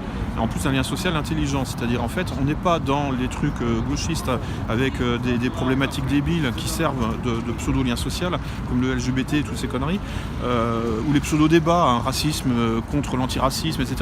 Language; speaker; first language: French; native; French